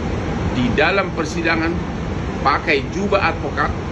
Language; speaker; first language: Indonesian; native; Indonesian